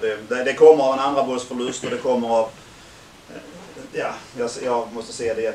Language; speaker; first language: Swedish; native; Swedish